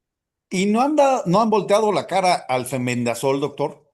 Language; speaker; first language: Spanish; native; Spanish